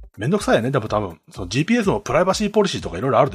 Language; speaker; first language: Japanese; native; Japanese